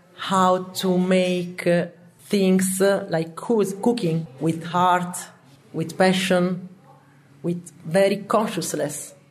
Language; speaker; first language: English; non-native, learner; Italian